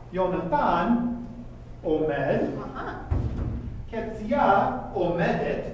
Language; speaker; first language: Hebrew; non-native, fluent; English